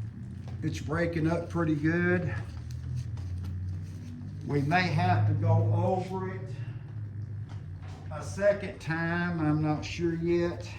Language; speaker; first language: English; native; English